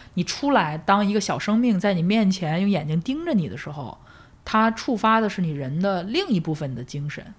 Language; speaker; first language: Chinese; native; Chinese